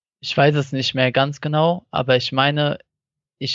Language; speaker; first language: German; native; German